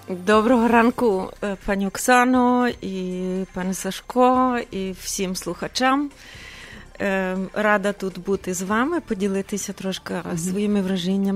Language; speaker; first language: Ukrainian; early bilingual, heritage; Ukrainian